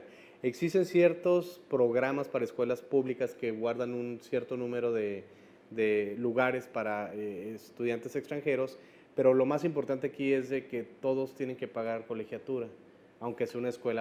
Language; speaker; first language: Spanish; native; Spanish